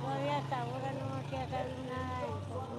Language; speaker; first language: Spanish; native; Spanish